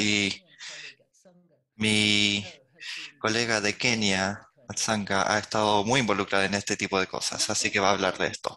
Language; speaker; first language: Spanish; non-native, fluent; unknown